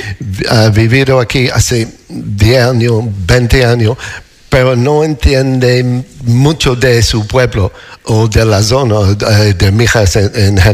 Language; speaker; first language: Spanish; non-native, fluent; English